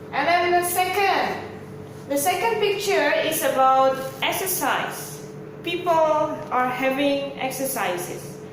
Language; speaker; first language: English; non-native, local second language; Indonesian